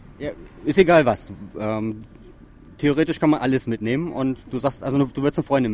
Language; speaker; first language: German; native; German